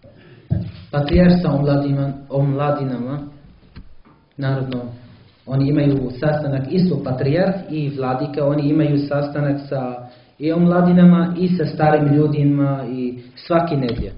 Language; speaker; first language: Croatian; non-native, learner; Arabic